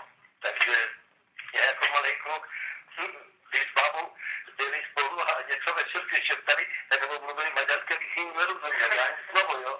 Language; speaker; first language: Czech; non-native, local second language; Romany